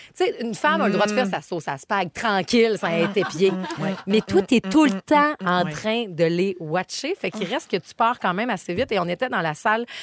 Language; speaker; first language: French; native; French